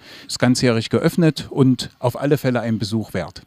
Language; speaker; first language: German; native; German